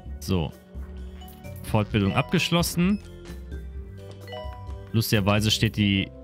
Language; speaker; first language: German; native; German